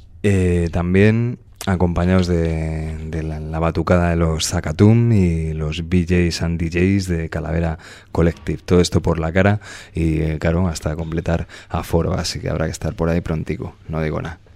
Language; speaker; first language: Spanish; native; Spanish